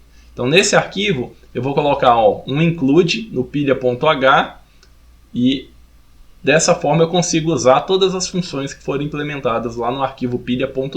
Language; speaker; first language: Portuguese; native; Portuguese